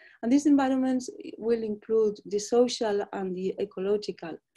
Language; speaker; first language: English; non-native, fluent; Spanish